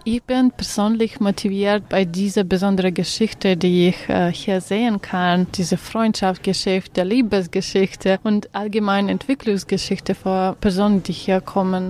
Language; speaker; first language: German; non-native, learner; Russian